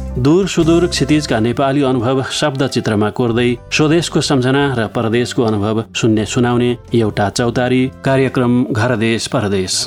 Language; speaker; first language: Nepali; native; Nepali